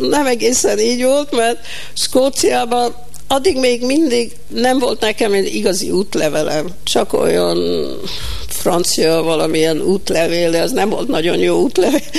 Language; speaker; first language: Hungarian; early bilingual, heritage; Hungarian